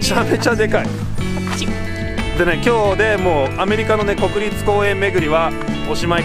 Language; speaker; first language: Japanese; native; Japanese